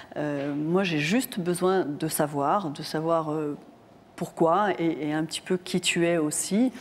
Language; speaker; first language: French; native; French